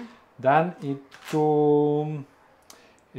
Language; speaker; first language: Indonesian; non-native, learner; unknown